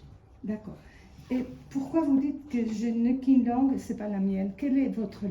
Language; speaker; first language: French; non-native, fluent; Spanish